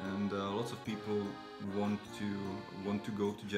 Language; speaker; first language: English; non-native, fluent; Slovak